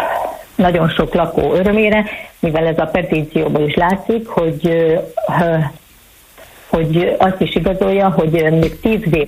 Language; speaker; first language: Hungarian; native; Hungarian